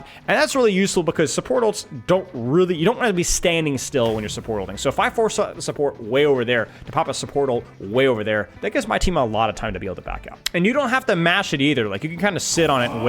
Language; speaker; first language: English; native; English